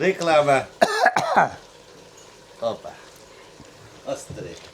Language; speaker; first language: Russian; non-native, fluent; Uzbek